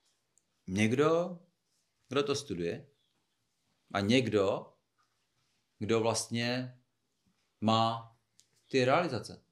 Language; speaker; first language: Czech; non-native, fluent; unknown